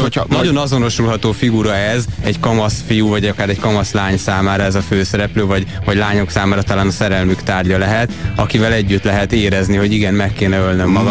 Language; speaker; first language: Hungarian; native; Hungarian